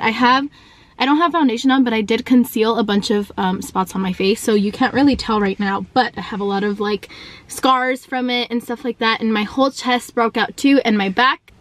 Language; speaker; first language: English; early bilingual, other home language; Spanish